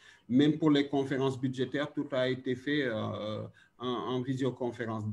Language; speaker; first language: French; non-native, local second language; Wolof